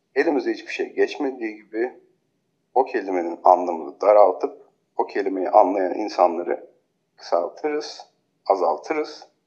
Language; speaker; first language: Turkish; native; Turkish